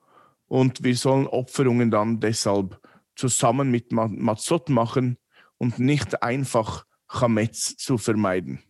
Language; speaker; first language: German; non-native, fluent; English